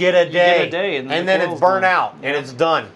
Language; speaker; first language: English; native; English